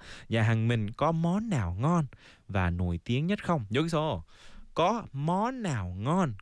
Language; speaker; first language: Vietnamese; non-native, fluent; Korean